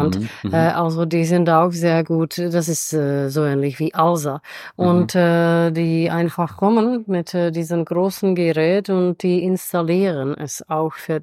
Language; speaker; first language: German; non-native, fluent; Czech